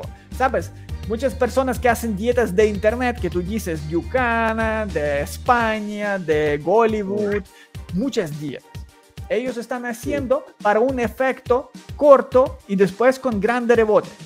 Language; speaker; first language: Spanish; non-native, learner; Ukrainian